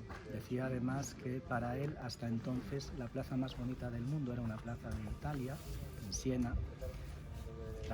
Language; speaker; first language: Spanish; native; Spanish